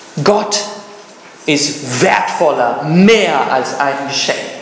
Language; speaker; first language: German; non-native, fluent; English